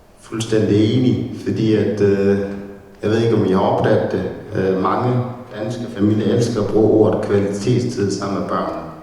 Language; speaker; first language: Danish; early bilingual, other home language; Tigrinya